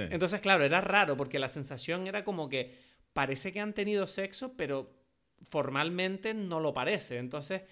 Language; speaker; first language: Spanish; non-native, fluent; French